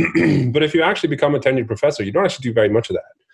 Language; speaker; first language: English; non-native, fluent; Norwegian